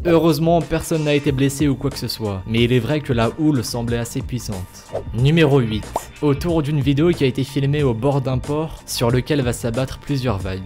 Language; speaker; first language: French; native; French